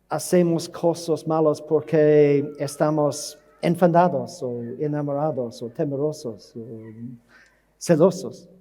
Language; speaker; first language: Spanish; non-native, learner; English